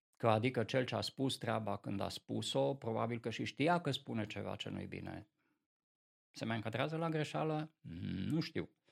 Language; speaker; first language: Romanian; non-native, local second language; Hungarian